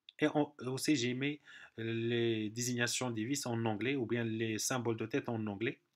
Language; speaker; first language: French; non-native, local second language; Arabic